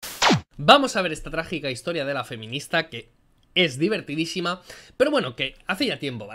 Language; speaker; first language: Spanish; native; Spanish